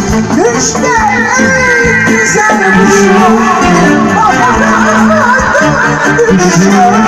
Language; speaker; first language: Turkish; native; Turkish